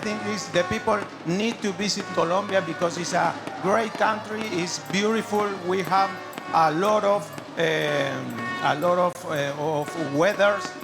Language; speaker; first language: English; non-native, learner; Spanish